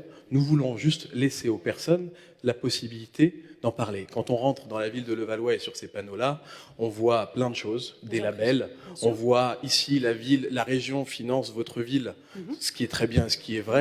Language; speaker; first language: French; native; French